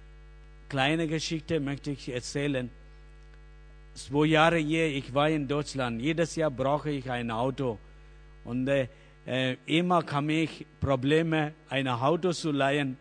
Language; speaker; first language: German; non-native, learner; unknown